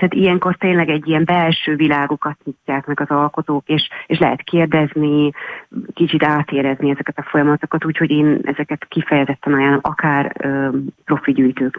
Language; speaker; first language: Hungarian; native; Hungarian